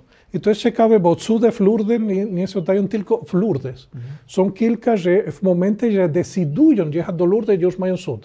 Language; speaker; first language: Polish; non-native, learner; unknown